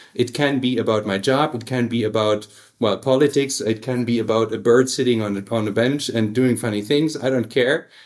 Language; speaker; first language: English; early bilingual, other home language; German